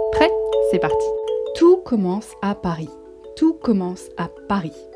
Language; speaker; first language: French; native; French